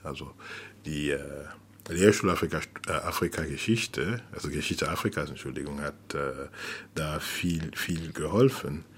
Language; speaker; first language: German; non-native, fluent; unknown